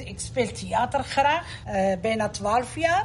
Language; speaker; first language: Dutch; non-native, learner; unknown